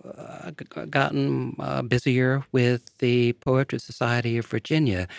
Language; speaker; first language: English; native; English